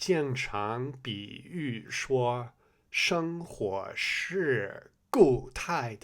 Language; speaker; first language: Chinese; non-native, fluent; English